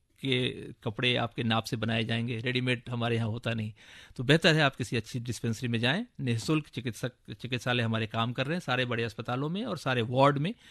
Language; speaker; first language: Hindi; native; Hindi